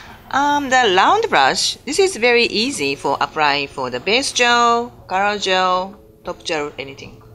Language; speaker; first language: English; non-native, learner; Japanese